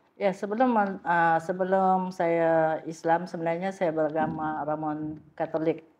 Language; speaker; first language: Malay; native; Malay